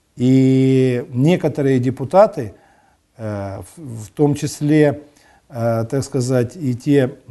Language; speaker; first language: Russian; non-native, local second language; Ukrainian